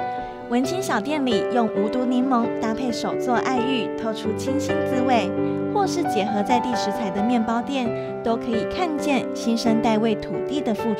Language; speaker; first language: Chinese; native; Chinese